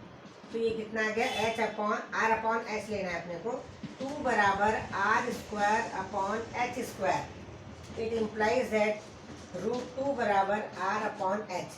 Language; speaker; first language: Hindi; native; Hindi